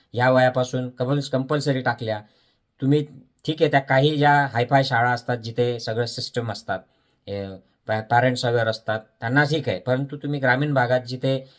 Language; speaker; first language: Marathi; native; Marathi